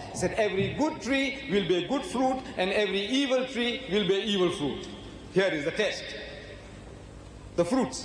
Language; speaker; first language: English; early bilingual, other home language; Gujarati